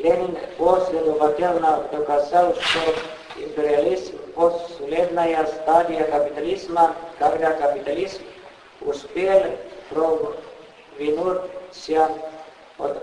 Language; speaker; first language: Russian; non-native, fluent; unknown